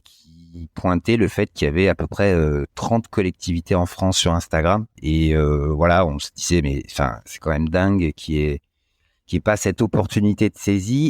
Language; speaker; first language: French; native; French